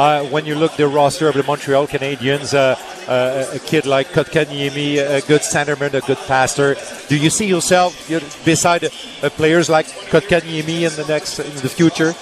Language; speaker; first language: English; non-native, fluent; French